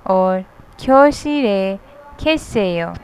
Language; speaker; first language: Korean; non-native, fluent; Hindi